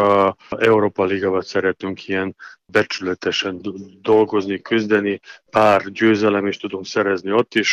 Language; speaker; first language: Hungarian; non-native, learner; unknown